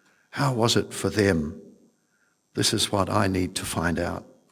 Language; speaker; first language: English; native; English